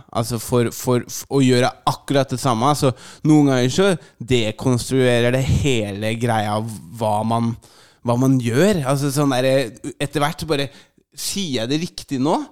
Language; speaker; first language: Norwegian; native; Norwegian